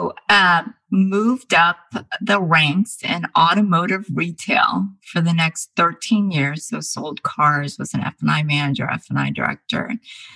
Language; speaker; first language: English; early bilingual, other home language; Korean